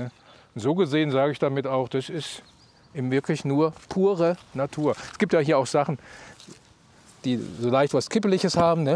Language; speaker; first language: German; native; German